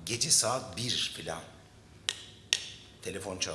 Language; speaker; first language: Turkish; native; Turkish